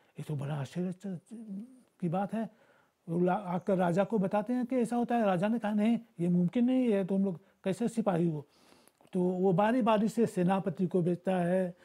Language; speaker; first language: Hindi; early bilingual, heritage; Bhojpuri